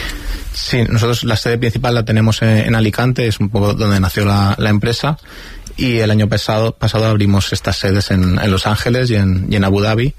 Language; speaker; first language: Spanish; native; Spanish